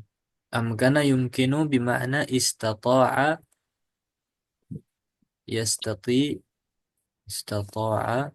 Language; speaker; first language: Arabic; non-native, fluent; Indonesian